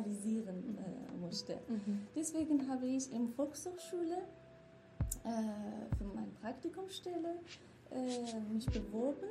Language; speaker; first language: German; non-native, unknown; Kurdish